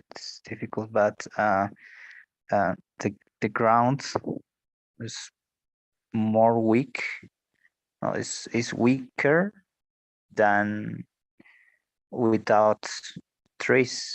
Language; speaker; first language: English; non-native, learner; Spanish